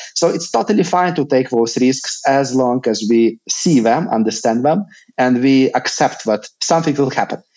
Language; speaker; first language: English; non-native, fluent; Lithuanian